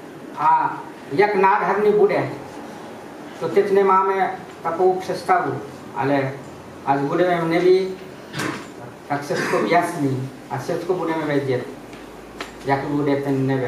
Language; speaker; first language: Czech; non-native, fluent; Ukrainian